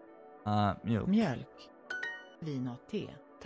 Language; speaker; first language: Swedish; non-native, learner; English